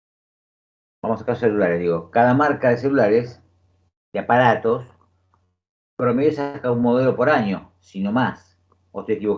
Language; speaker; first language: Spanish; native; Spanish